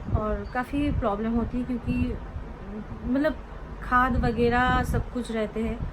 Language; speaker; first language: Hindi; non-native, local second language; Bangla